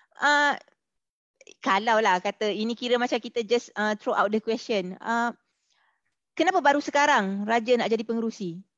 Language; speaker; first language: Malay; native; Malay